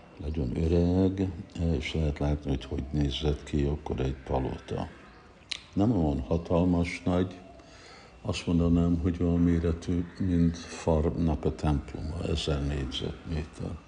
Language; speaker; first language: Hungarian; early bilingual, heritage; Hungarian